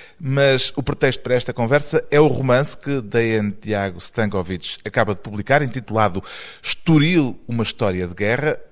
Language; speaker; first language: Portuguese; native; Portuguese